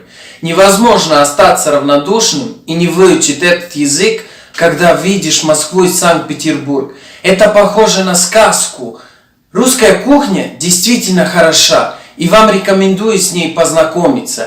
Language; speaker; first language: Russian; non-native, fluent; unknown